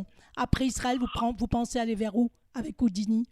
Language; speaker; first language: French; native; French